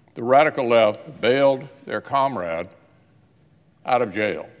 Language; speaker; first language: English; native; English